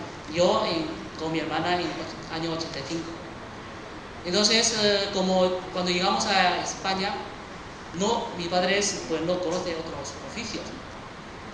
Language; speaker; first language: Spanish; early bilingual, other home language; Chinese